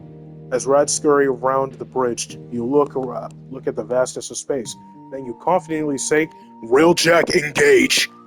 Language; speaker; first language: English; native; English